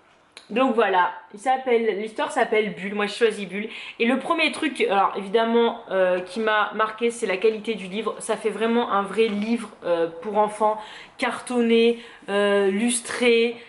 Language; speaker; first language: French; native; French